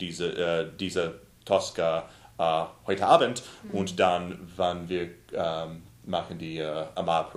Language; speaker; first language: German; non-native, learner; English